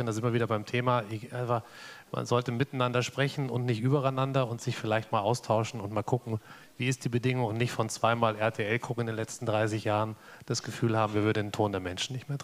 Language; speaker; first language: German; native; German